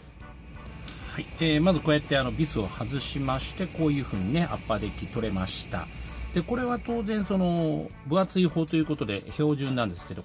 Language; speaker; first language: Japanese; native; Japanese